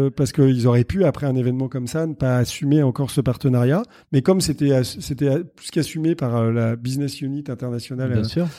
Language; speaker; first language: French; native; French